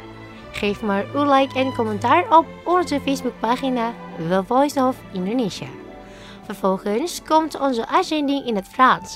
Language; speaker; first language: Dutch; non-native, learner; Indonesian